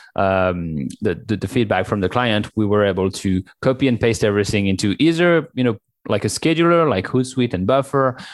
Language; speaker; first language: English; non-native, fluent; French